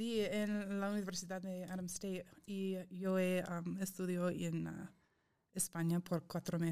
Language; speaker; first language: Spanish; non-native, fluent; English